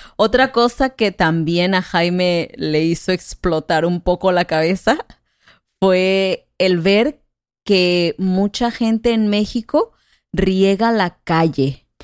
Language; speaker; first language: Spanish; native; Spanish